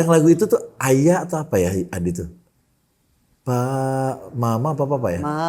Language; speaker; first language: Indonesian; native; Indonesian